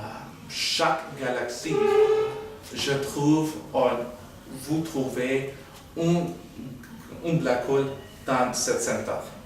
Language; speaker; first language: French; non-native, learner; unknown